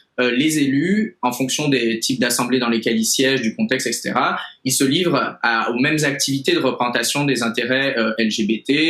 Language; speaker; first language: French; native; French